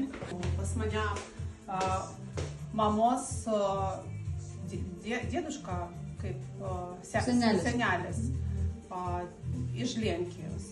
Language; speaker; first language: Lithuanian; non-native, learner; Russian